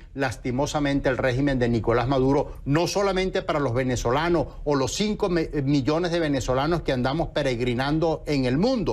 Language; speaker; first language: Spanish; native; Spanish